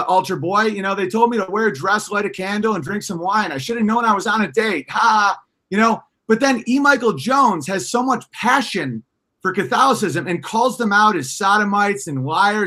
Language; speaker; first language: English; native; English